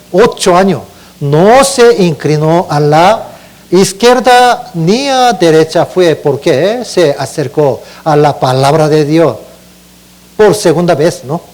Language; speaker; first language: Spanish; non-native, learner; Korean